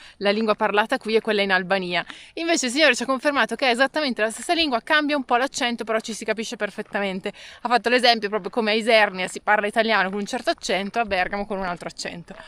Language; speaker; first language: Italian; native; Italian